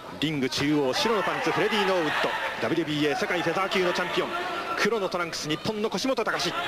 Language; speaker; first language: Japanese; native; Japanese